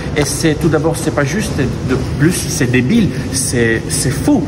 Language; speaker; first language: French; non-native, fluent; Russian